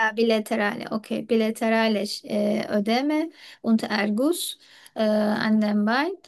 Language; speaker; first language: German; non-native, learner; Turkish